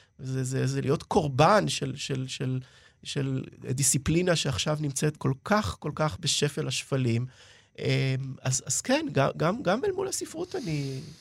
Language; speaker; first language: Hebrew; native; Hebrew